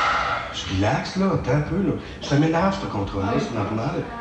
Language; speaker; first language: French; native; French